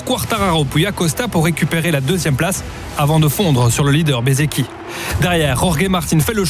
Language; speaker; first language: French; native; French